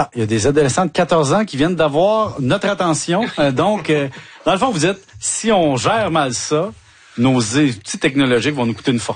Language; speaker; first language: French; native; French